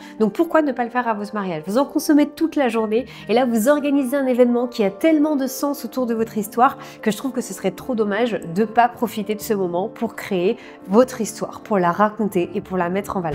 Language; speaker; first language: French; native; French